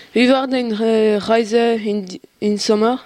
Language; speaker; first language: German; non-native, learner; French